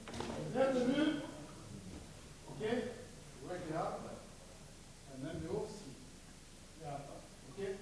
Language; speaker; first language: Dutch; non-native, learner; Lingala